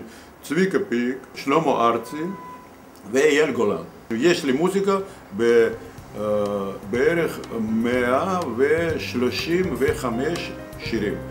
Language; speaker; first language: Hebrew; non-native, learner; Russian